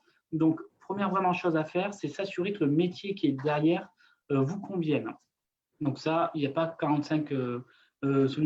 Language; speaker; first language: French; native; French